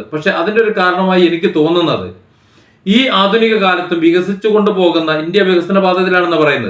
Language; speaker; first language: Malayalam; native; Malayalam